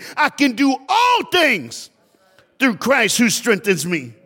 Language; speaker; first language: English; native; English